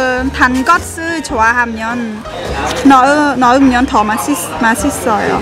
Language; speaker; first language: Korean; non-native, fluent; Khmer